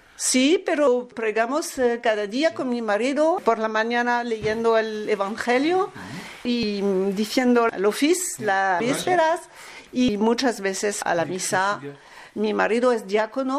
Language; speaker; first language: Spanish; non-native, learner; French